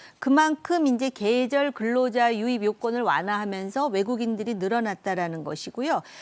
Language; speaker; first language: Korean; native; Korean